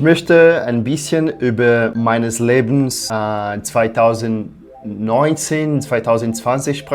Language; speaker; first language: German; non-native, learner; Portuguese